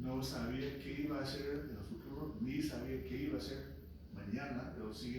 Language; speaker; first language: Spanish; non-native, local second language; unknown